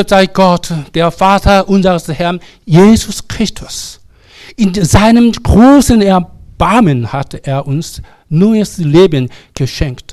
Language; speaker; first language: German; non-native, learner; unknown